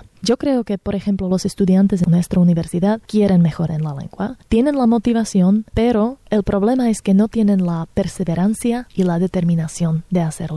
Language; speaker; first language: Spanish; non-native, fluent; Slovak